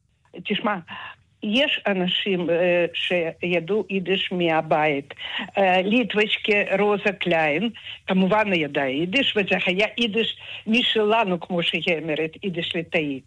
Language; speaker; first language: Hebrew; non-native, fluent; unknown